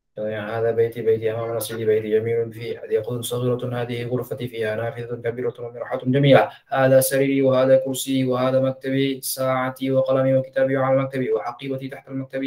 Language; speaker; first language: Arabic; non-native, fluent; Indonesian